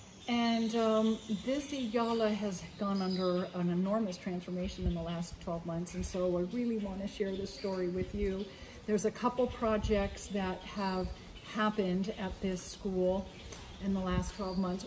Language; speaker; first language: English; native; English